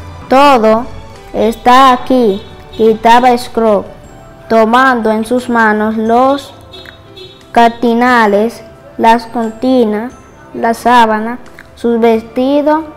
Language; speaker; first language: Spanish; native; Spanish